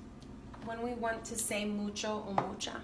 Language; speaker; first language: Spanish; non-native, fluent; English